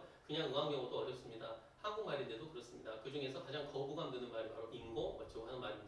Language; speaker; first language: Korean; native; Korean